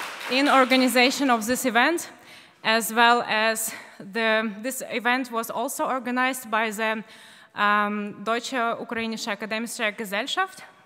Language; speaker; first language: English; non-native, fluent; Ukrainian